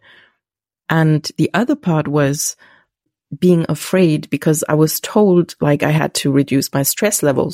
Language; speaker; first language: English; non-native, fluent; German